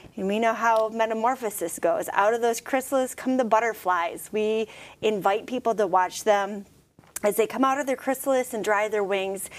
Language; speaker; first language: English; native; English